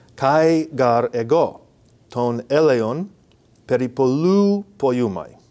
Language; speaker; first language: Greek; non-native, fluent; English